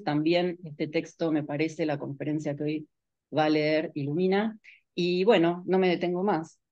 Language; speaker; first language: Spanish; native; Spanish